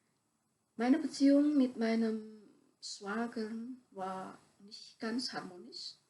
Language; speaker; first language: German; non-native, fluent; Javanese